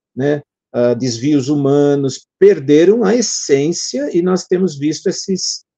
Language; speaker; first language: Portuguese; native; Portuguese